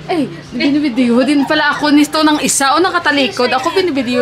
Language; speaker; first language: Filipino; native; Filipino